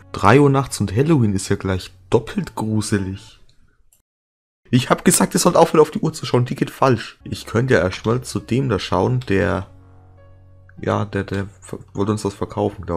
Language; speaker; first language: German; native; German